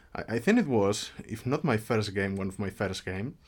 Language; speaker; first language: English; non-native, fluent; Spanish